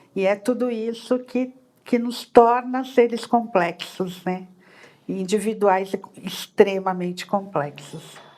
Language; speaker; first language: Portuguese; native; Portuguese